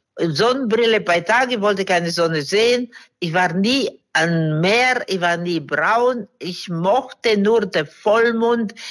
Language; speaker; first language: German; non-native, fluent; Romanian